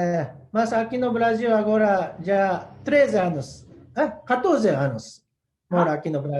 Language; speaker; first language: Portuguese; non-native, learner; Japanese